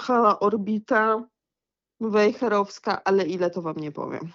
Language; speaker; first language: Polish; native; Polish